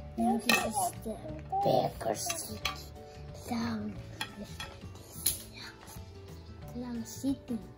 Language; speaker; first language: English; early bilingual, other home language; Indonesian